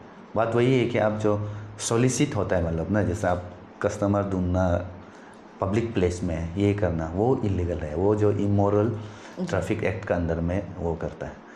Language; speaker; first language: Hindi; non-native, local second language; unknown